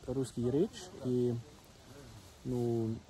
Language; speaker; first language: Russian; non-native, learner; German